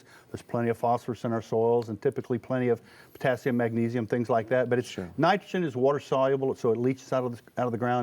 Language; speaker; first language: English; native; English